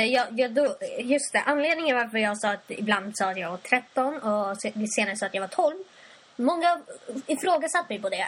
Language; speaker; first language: Swedish; native; Swedish